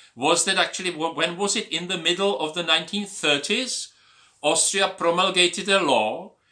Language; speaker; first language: English; non-native, fluent; Czech